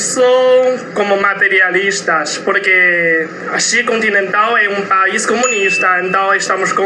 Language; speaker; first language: Portuguese; non-native, learner; Chinese